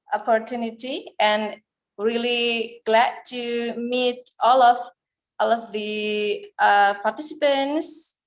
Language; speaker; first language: English; non-native, fluent; Indonesian